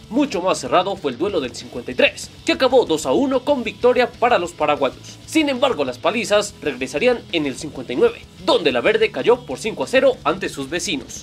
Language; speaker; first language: Spanish; native; Spanish